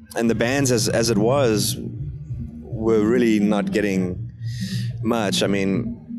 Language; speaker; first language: English; native; English